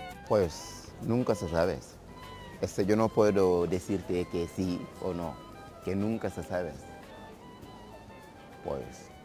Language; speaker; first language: Spanish; non-native, learner; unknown